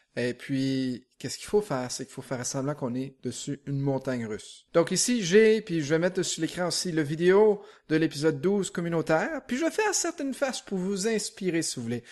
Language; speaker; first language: French; native; French